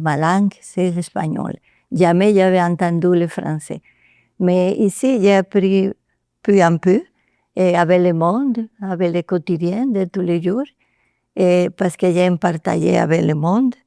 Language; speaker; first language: French; non-native, learner; Spanish